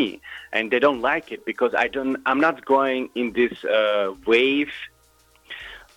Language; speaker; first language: English; non-native, fluent; German